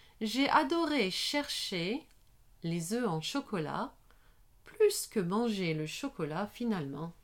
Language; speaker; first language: French; non-native, learner; English